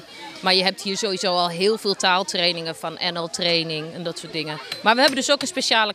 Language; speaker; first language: Dutch; native; Dutch